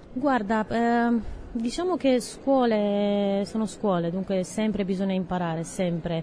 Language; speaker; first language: Italian; non-native, fluent; Romanian